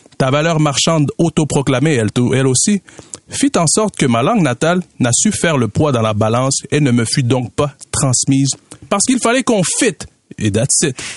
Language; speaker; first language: French; early bilingual, other home language; Swahili